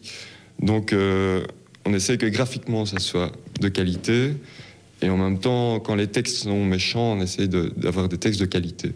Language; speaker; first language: French; native; French